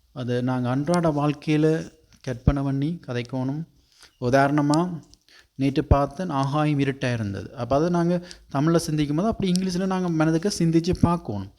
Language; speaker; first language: Tamil; native; Tamil